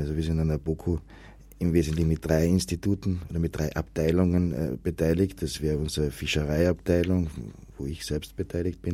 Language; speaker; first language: German; native; German